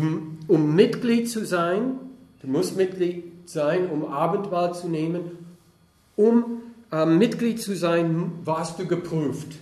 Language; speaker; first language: German; non-native, fluent; English